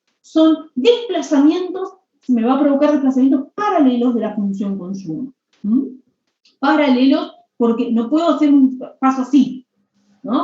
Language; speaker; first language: Spanish; native; Spanish